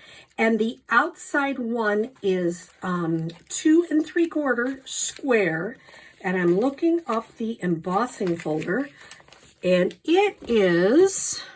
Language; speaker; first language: English; native; English